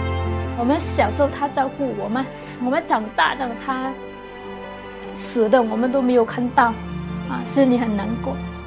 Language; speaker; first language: Chinese; non-native, fluent; Burmese